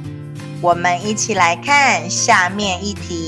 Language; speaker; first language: Chinese; native; Chinese